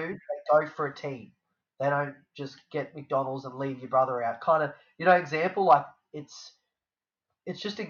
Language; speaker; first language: English; native; English